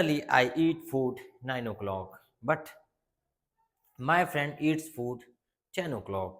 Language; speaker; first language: English; non-native, local second language; Hindi